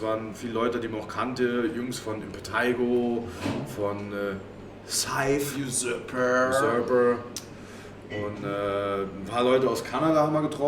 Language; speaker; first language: German; native; German